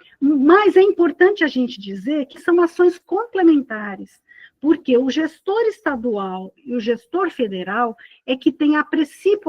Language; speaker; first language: Portuguese; native; Portuguese